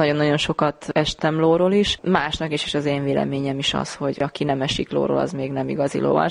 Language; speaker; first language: Hungarian; native; Hungarian